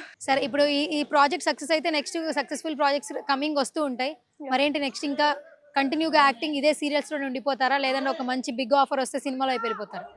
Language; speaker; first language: Telugu; native; Telugu